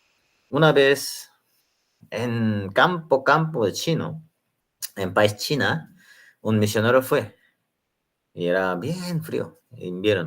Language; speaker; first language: Spanish; non-native, learner; Korean